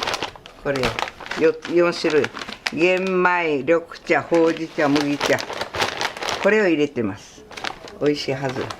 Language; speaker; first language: Japanese; native; Japanese